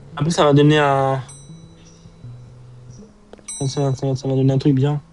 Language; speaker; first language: French; native; French